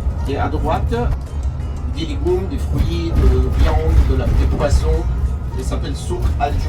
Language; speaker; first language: French; non-native, fluent; Arabic